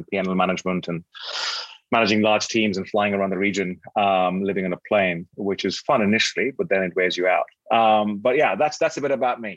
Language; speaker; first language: English; non-native, local second language; Hindi